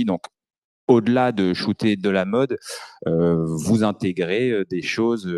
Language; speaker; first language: French; native; French